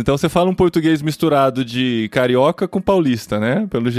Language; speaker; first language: Portuguese; native; Portuguese